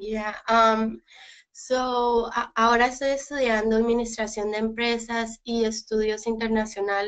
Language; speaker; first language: Spanish; early bilingual, heritage; Spanish